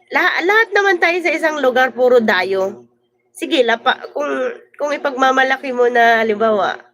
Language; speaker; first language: Filipino; native; Filipino